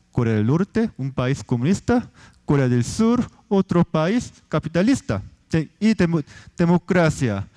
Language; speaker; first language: Spanish; non-native, fluent; Korean